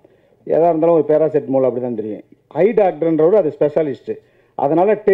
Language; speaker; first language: Tamil; native; Tamil